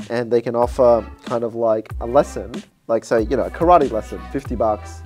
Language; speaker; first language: English; native; English